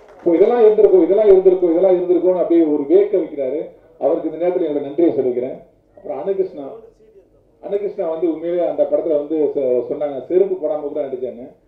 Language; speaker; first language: Tamil; native; Tamil